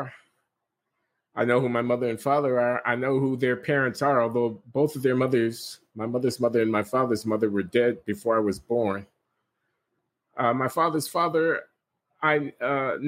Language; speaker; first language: English; native; English